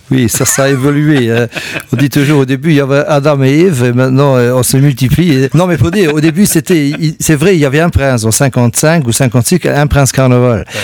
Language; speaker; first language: French; non-native, local second language; Luxembourgish